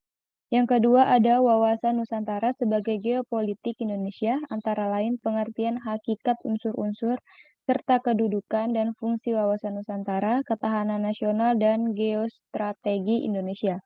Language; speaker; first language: Indonesian; native; Indonesian